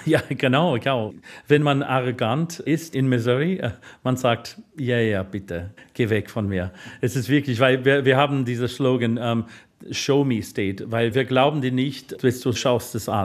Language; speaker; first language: German; non-native, learner; English